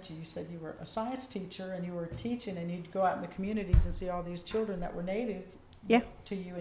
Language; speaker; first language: English; early bilingual, other home language; Spanish